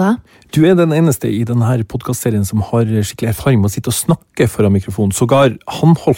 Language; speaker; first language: Norwegian; native; Norwegian